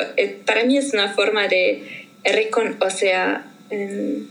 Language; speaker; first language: Spanish; non-native, fluent; German